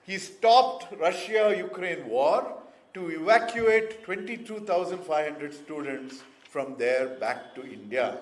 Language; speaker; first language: English; non-native, local second language; Kannada